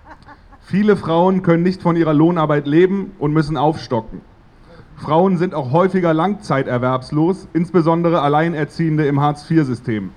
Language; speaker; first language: German; native; German